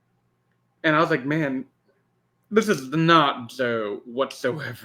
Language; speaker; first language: English; native; English